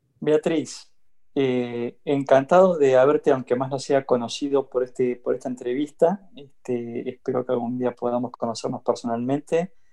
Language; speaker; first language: Spanish; native; Spanish